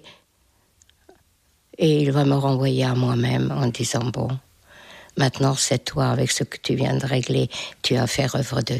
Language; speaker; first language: French; non-native, fluent; Hungarian